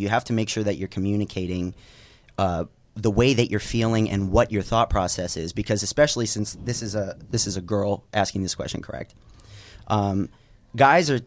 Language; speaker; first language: English; non-native, local second language; Filipino